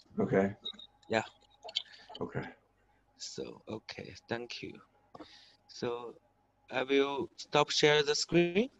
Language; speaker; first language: English; non-native, learner; Chinese